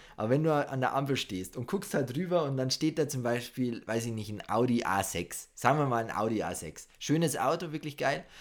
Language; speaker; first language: German; native; German